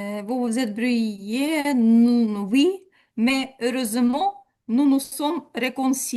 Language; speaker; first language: French; non-native, learner; Ukrainian